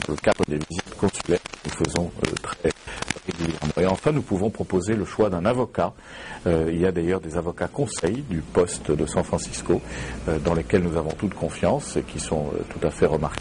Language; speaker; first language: French; native; French